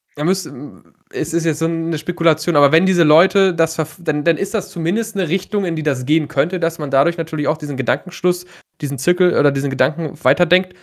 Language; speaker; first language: German; native; German